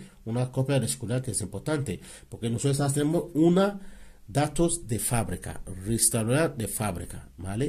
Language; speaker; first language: Spanish; non-native, learner; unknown